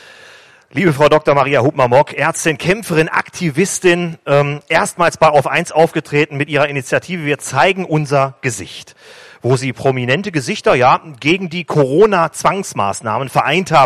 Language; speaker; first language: German; native; German